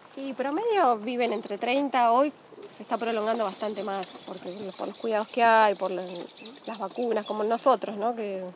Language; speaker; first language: Spanish; native; Spanish